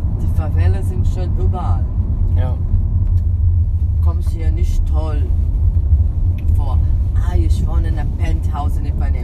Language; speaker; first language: German; non-native, fluent; Portuguese